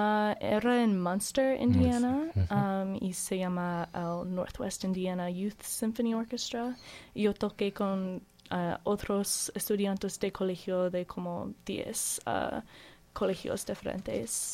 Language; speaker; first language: Spanish; non-native, learner; English